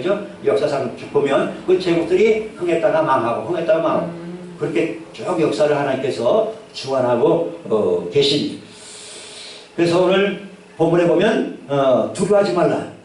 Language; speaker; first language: Korean; native; Korean